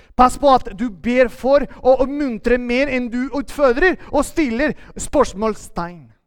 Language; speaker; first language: Norwegian; non-native, fluent; Spanish